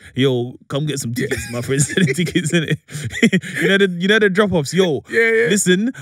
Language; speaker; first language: English; native; English